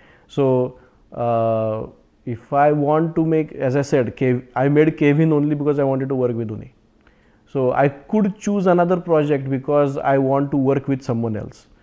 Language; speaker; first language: English; non-native, local second language; Marathi